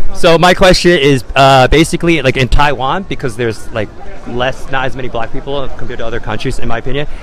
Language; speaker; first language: English; early bilingual, other home language; Chinese